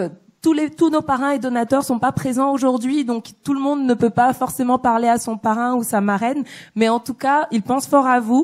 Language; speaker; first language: French; native; French